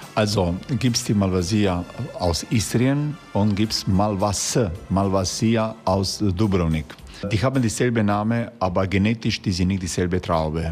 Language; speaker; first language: German; non-native, fluent; Croatian